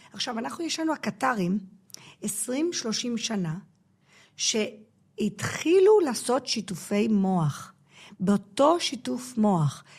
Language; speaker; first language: Hebrew; non-native, fluent; English